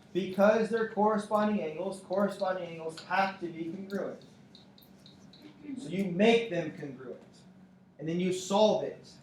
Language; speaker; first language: English; native; English